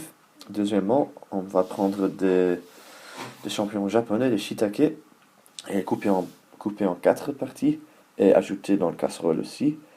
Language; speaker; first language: French; non-native, learner; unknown